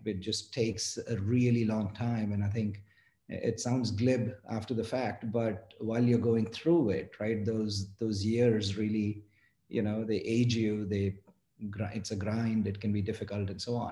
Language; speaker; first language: English; non-native, local second language; Gujarati